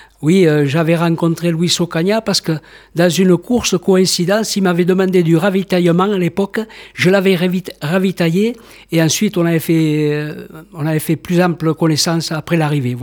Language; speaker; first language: French; native; French